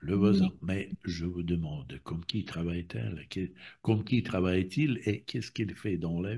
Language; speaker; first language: French; non-native, fluent; Russian